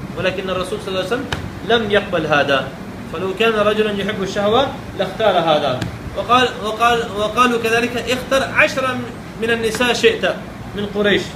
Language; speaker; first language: Arabic; non-native, fluent; Urdu